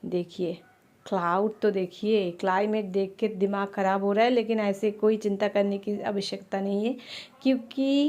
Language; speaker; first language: Hindi; non-native, local second language; Bangla